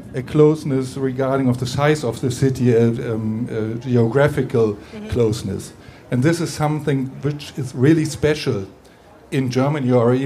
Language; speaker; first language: English; non-native, fluent; German